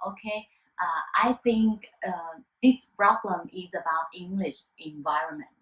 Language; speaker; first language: English; non-native, learner; Vietnamese